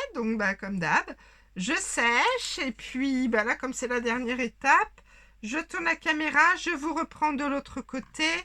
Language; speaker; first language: French; native; French